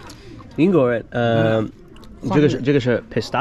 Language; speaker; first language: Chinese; non-native, learner; English